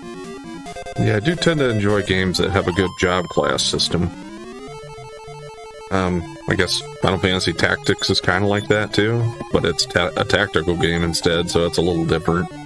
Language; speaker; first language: English; native; English